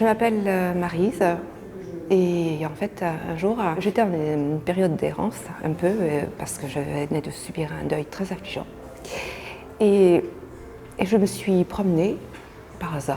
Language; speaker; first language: French; native; French